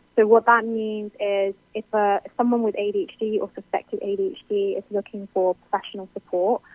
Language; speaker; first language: English; native; English